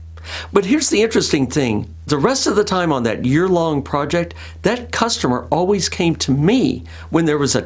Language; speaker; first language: English; native; English